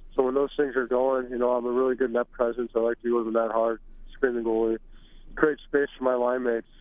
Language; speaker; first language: English; native; English